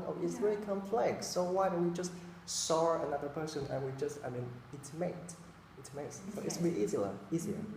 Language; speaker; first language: English; non-native, fluent; Vietnamese